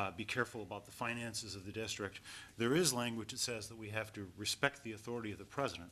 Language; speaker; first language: English; native; English